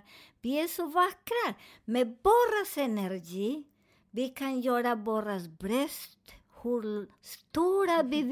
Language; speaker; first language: Swedish; non-native, learner; Spanish